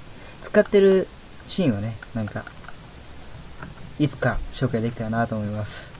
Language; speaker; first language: Japanese; native; Japanese